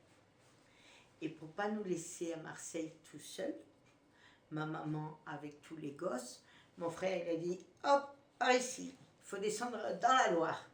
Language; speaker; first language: French; native; French